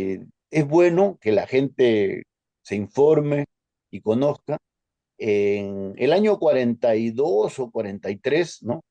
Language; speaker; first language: Spanish; native; Spanish